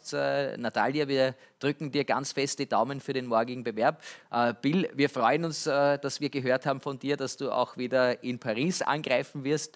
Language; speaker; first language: German; native; German